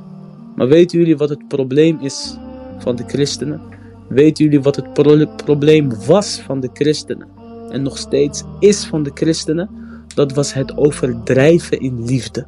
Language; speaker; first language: Dutch; native; Dutch